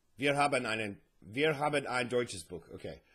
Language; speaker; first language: German; non-native, learner; English